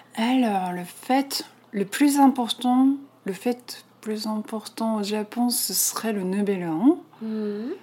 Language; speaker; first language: French; non-native, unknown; Japanese